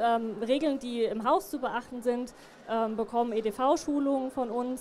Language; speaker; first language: German; native; German